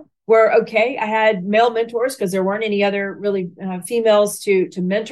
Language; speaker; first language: English; native; English